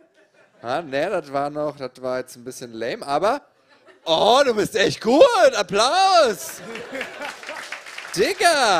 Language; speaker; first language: German; native; German